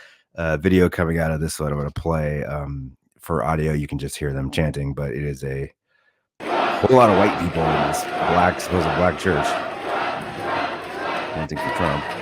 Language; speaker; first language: English; native; English